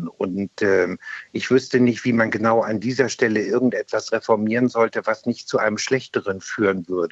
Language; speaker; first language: German; native; German